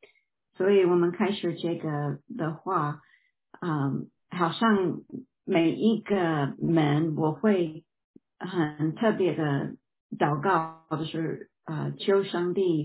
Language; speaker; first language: Chinese; non-native, fluent; English